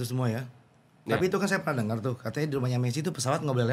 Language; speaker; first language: Indonesian; native; Indonesian